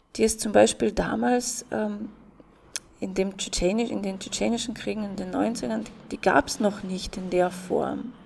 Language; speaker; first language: German; non-native, fluent; Russian